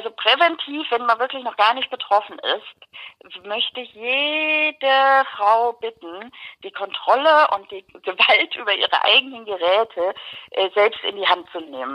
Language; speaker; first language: German; native; German